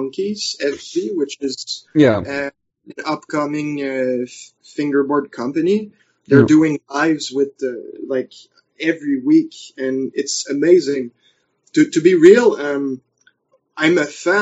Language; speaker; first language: English; non-native, fluent; French